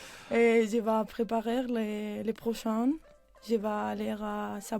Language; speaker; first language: French; non-native, learner; Spanish